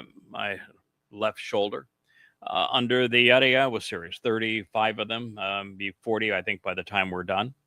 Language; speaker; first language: English; native; English